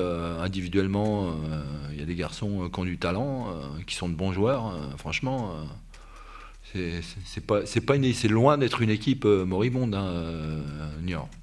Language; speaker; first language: French; native; French